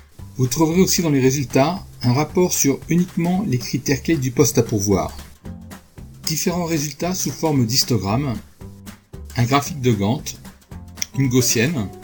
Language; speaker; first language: French; native; French